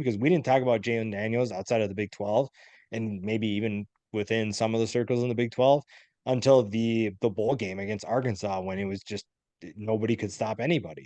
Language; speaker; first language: English; native; English